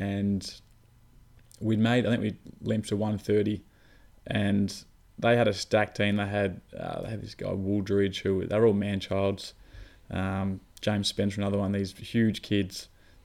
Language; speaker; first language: English; native; English